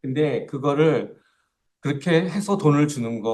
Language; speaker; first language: Korean; native; Korean